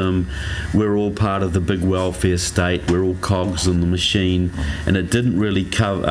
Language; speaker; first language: English; native; English